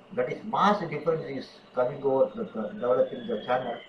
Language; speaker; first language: English; non-native, local second language; Tamil